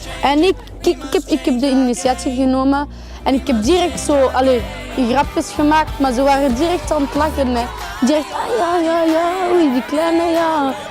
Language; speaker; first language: Dutch; non-native, local second language; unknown